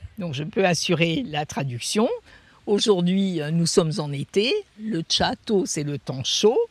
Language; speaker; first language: French; native; French